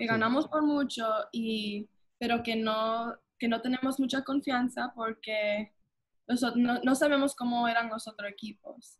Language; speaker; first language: Spanish; early bilingual, heritage; English